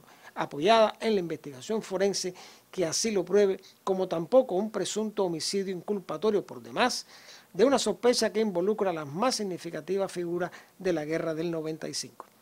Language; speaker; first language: Spanish; native; Spanish